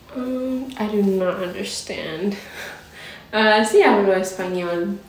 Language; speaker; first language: English; native; English